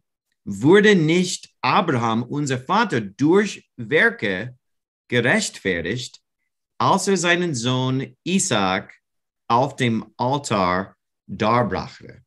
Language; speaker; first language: German; non-native, learner; English